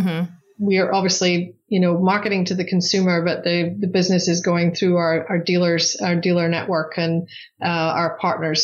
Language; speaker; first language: English; native; English